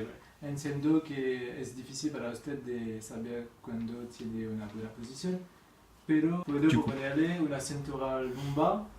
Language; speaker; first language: Spanish; non-native, learner; French